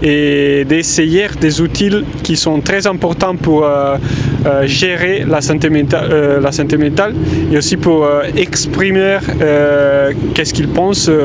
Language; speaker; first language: French; non-native, fluent; Italian